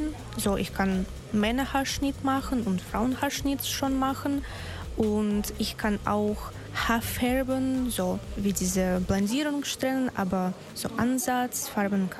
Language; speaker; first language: German; non-native, learner; Russian